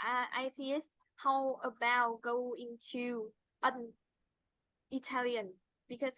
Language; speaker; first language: English; non-native, fluent; Vietnamese